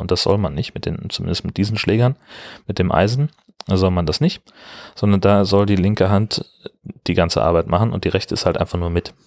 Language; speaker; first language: German; native; German